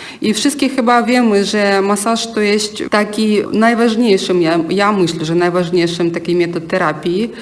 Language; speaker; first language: Polish; non-native, learner; Ukrainian